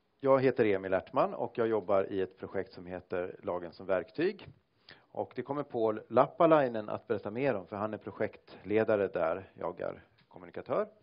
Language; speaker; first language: Swedish; native; Swedish